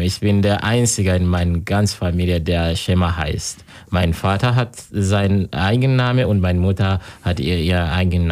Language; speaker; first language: German; non-native, learner; Kinyarwanda